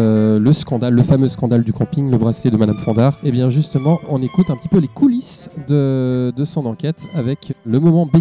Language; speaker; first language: French; native; French